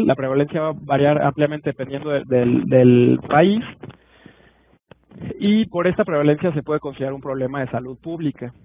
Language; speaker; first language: Spanish; native; Spanish